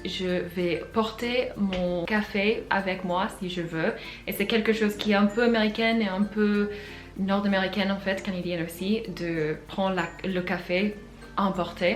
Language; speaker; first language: French; non-native, fluent; English